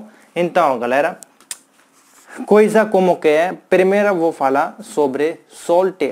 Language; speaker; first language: Portuguese; non-native, learner; Hindi